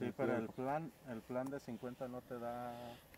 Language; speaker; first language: Spanish; native; Spanish